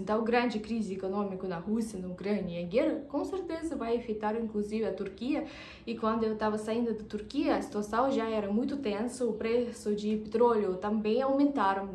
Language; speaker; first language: Portuguese; non-native, fluent; Russian